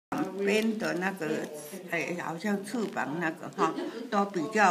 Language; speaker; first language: Chinese; native; Chinese